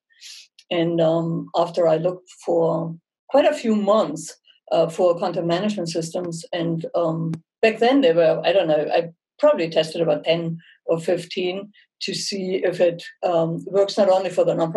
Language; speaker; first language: English; non-native, fluent; German